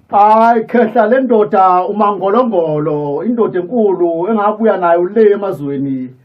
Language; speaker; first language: Zulu; native; Zulu